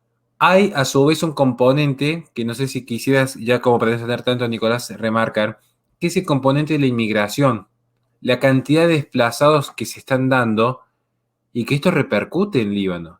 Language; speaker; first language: Spanish; native; Spanish